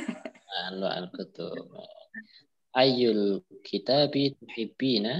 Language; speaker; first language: Arabic; non-native, fluent; Indonesian